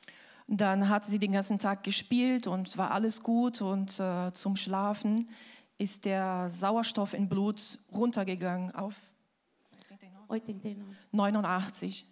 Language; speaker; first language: German; non-native, fluent; Portuguese